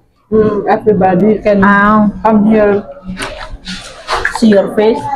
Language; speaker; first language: English; non-native, learner; Indonesian